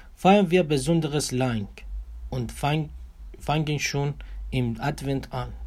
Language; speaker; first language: German; non-native, learner; Persian